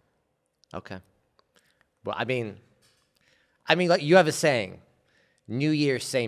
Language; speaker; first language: English; native; English